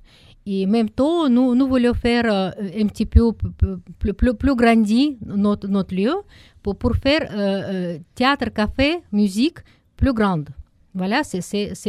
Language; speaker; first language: French; non-native, learner; Russian